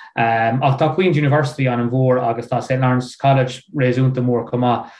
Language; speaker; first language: Irish; non-native, local second language; English